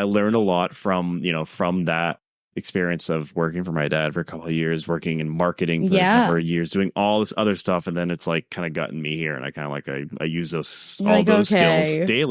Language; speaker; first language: English; native; English